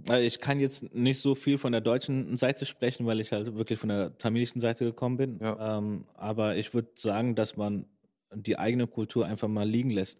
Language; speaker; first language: German; native; German